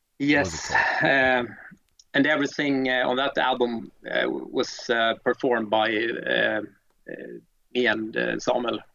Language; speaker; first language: English; non-native, fluent; Swedish